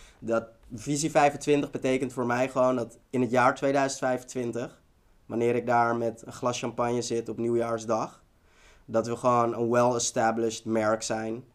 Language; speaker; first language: Dutch; early bilingual, other home language; Tigrinya